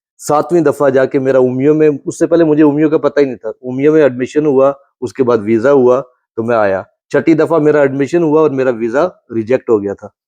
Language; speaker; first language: Urdu; non-native, local second language; Pahari-Potwari